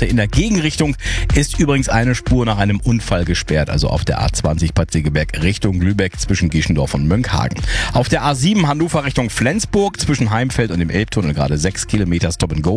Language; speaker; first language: German; native; German